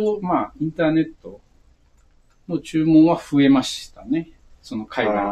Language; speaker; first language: Japanese; native; Japanese